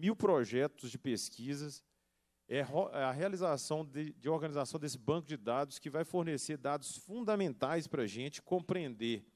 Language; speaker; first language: Portuguese; native; Portuguese